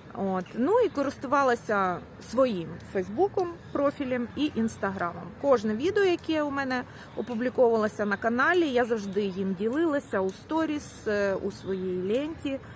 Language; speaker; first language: Ukrainian; non-native, local second language; Russian